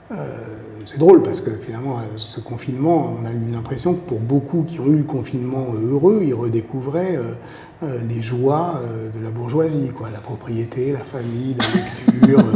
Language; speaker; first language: French; native; French